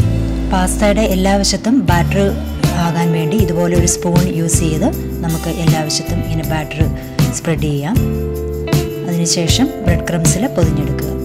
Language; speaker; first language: Malayalam; native; Malayalam